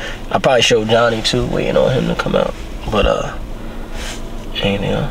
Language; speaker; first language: English; native; English